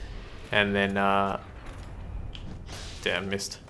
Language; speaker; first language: English; native; English